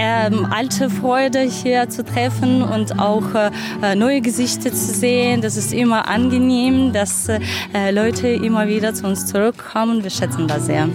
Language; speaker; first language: German; non-native, fluent; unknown